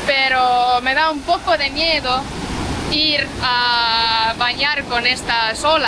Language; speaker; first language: Spanish; non-native, fluent; Estonian